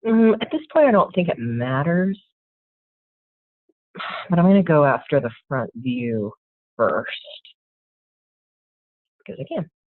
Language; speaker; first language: English; native; English